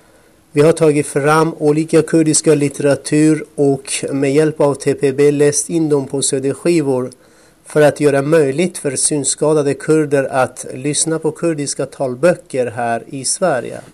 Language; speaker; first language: Swedish; non-native, fluent; Kurdish